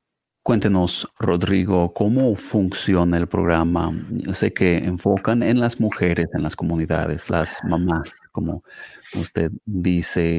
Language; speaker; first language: Spanish; non-native, fluent; English